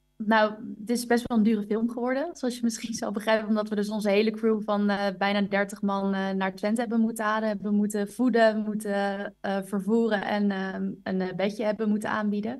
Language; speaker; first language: Dutch; native; Dutch